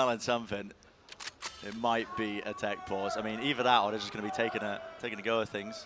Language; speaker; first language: English; native; English